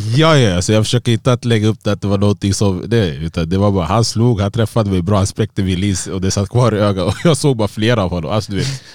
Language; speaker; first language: Swedish; native; Swedish